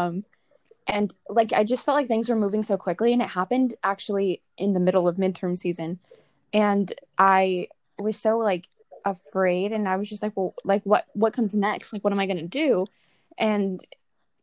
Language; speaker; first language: English; native; English